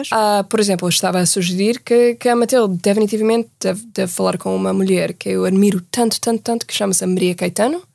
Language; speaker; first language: Portuguese; non-native, fluent; English